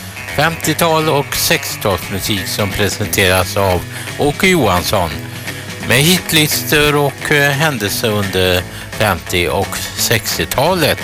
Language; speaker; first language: Swedish; native; Swedish